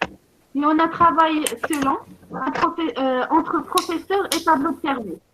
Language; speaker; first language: French; non-native, local second language; Arabic